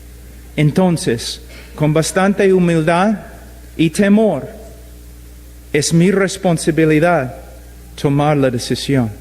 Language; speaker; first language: Spanish; non-native, fluent; English